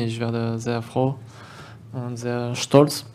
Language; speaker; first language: German; non-native, learner; French